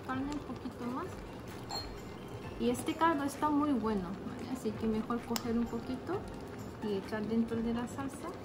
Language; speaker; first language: Spanish; non-native, fluent; Japanese